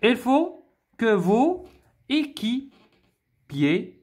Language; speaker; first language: French; non-native, local second language; Arabic